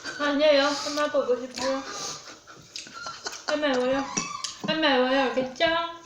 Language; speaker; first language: Korean; non-native, learner; Chinese